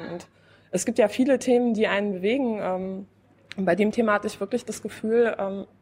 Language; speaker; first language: German; non-native, fluent; Polish